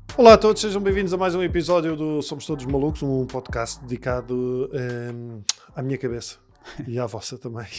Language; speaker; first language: Portuguese; native; Portuguese